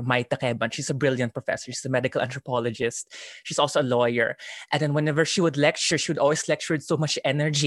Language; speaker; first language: English; non-native, local second language; Filipino